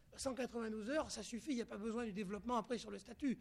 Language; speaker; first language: French; native; French